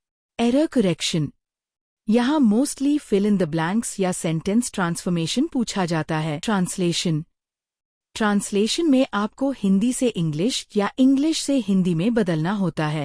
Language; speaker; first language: Hindi; native; Hindi